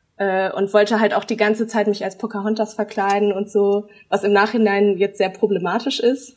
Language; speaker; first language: German; native; German